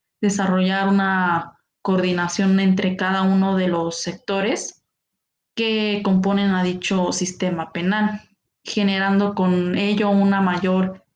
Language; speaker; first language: Spanish; native; Spanish